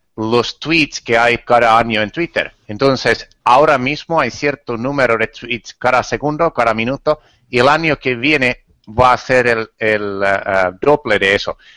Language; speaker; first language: Spanish; non-native, fluent; Finnish